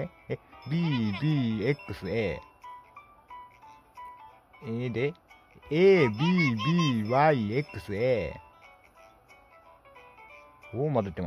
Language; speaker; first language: Japanese; native; Japanese